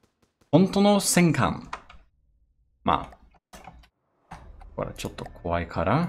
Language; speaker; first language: Japanese; non-native, learner; Swedish